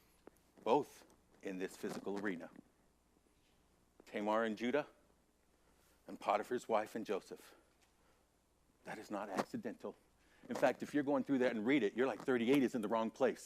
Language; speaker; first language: English; native; English